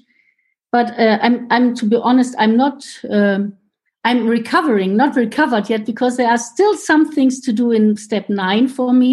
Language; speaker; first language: English; non-native, fluent; German